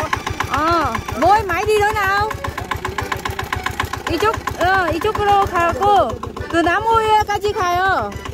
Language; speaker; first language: Korean; non-native, learner; Vietnamese